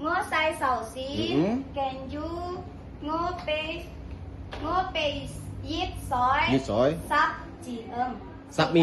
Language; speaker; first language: Cantonese; non-native, learner; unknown